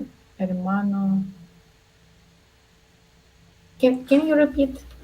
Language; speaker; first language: English; non-native, learner; Russian